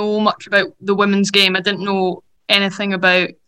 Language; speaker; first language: English; native; English